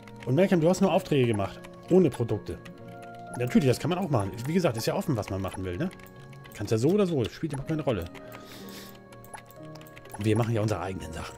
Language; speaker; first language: German; native; German